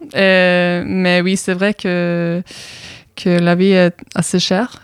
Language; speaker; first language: French; non-native, fluent; Norwegian